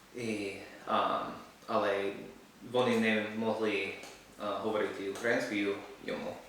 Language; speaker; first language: Ukrainian; non-native, learner; English